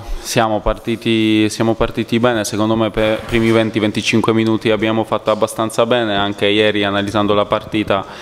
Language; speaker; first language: Italian; non-native, fluent; Polish